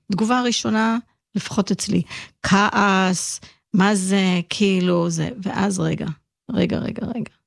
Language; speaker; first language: Hebrew; early bilingual, heritage; Hebrew